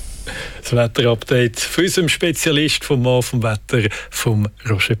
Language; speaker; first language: German; native; German